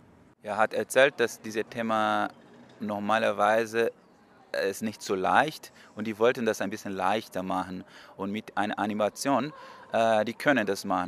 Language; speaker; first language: German; non-native, learner; Portuguese